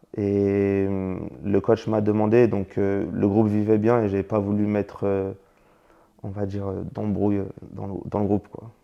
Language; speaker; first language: French; native; French